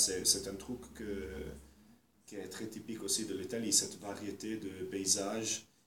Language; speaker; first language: French; non-native, fluent; Italian